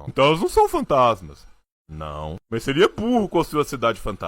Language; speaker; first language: Portuguese; native; Portuguese